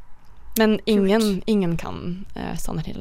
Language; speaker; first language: Swedish; non-native, learner; Dutch